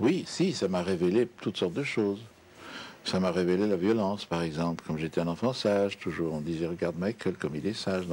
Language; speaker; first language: French; native; French